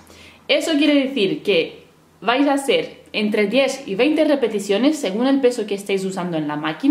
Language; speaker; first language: Spanish; native; Spanish